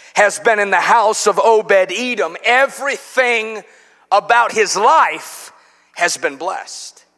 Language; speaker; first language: English; native; English